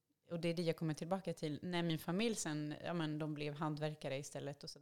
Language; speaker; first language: Swedish; non-native, fluent; French